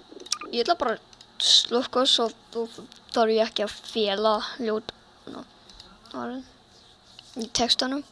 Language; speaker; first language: Icelandic; early bilingual, heritage; Icelandic